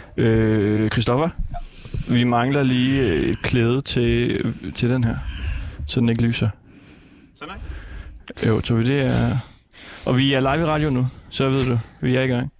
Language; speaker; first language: Danish; native; Danish